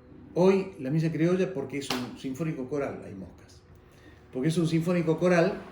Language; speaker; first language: Spanish; native; Spanish